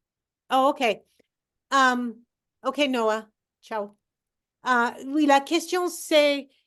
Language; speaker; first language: French; non-native, fluent; English